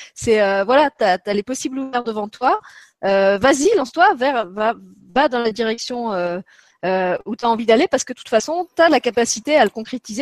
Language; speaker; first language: French; native; French